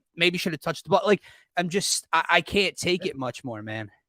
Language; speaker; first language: English; native; English